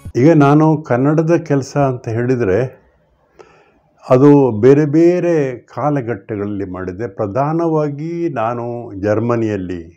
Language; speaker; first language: Kannada; non-native, local second language; Tulu